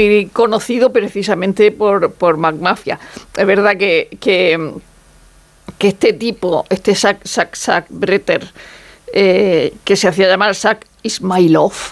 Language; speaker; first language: Spanish; native; Spanish